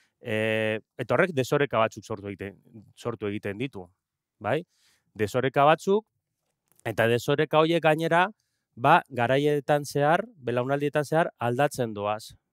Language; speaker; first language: Basque; non-native, local second language; Spanish